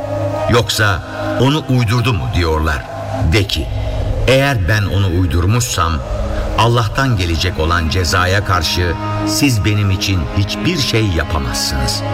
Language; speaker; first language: Turkish; native; Turkish